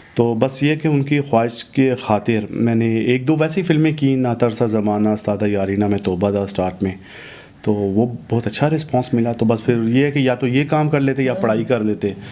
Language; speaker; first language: Urdu; non-native, local second language; Punjabi